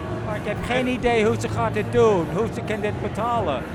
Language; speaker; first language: Dutch; non-native, fluent; English